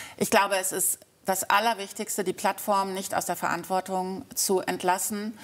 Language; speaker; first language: German; native; German